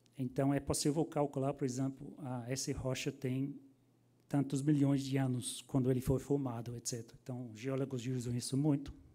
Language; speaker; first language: Portuguese; non-native, fluent; English